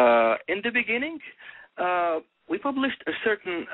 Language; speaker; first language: English; non-native, fluent; Arabic